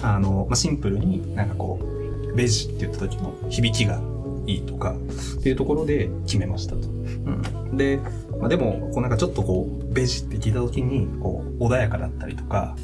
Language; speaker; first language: Japanese; native; Japanese